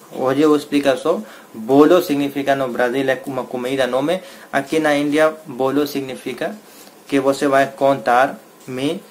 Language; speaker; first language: Portuguese; non-native, learner; Hindi